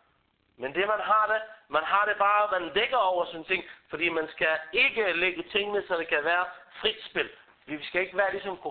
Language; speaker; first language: Danish; early bilingual, other home language; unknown